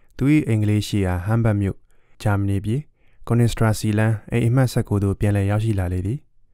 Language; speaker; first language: Burmese; native; Burmese